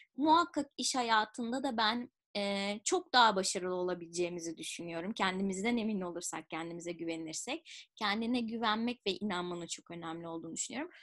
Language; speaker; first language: Turkish; native; Turkish